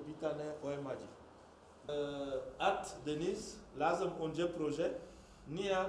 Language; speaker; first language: Turkish; non-native, learner; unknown